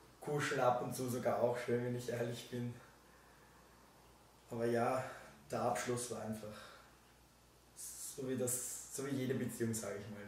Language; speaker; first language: German; native; German